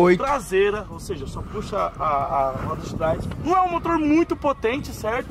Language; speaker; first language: Portuguese; native; Portuguese